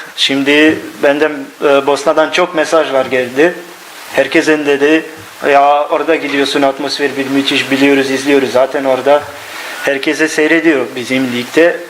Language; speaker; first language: Turkish; non-native, learner; Bosnian